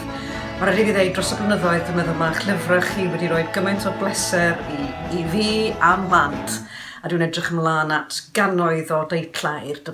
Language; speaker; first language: Welsh; native; Welsh